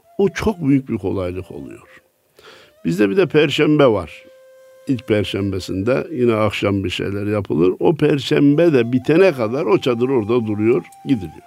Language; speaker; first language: Turkish; native; Turkish